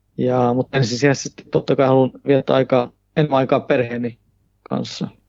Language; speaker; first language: Finnish; early bilingual, heritage; Finnish